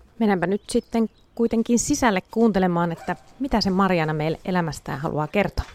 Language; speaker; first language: Finnish; native; Finnish